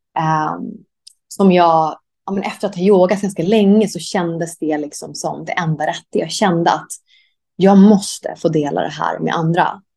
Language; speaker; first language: Swedish; native; Swedish